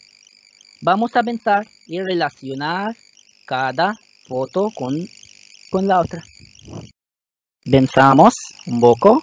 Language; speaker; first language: Spanish; non-native, fluent; Arabic